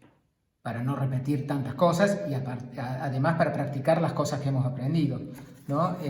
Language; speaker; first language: Spanish; native; Spanish